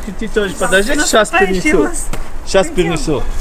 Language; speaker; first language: Russian; non-native, learner; Tajik